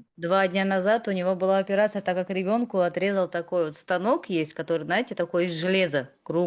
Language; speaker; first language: Russian; native; Russian